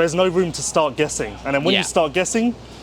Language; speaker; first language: English; native; English